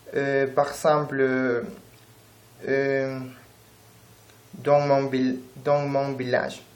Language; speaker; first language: French; non-native, learner; Spanish